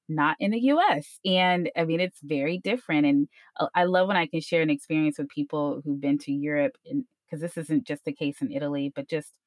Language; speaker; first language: English; native; English